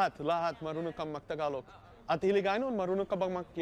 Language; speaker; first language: Filipino; non-native, learner; Dutch